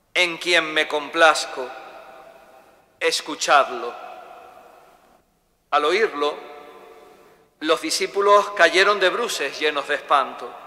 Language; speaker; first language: Spanish; native; Spanish